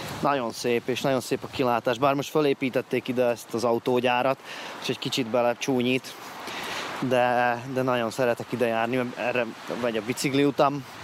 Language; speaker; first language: Hungarian; native; Hungarian